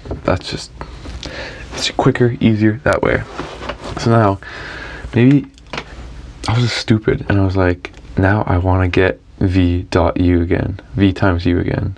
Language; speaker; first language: English; native; English